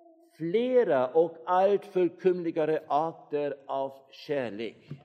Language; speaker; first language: Swedish; non-native, fluent; German